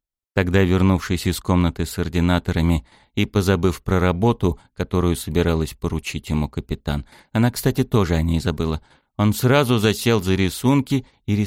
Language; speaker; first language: Russian; native; Russian